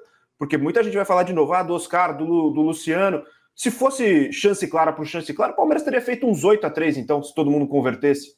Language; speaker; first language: Portuguese; native; Portuguese